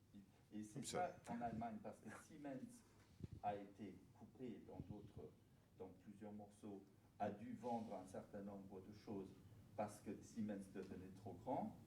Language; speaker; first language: French; non-native, fluent; German